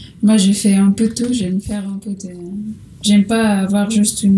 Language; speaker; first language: French; non-native, learner; Portuguese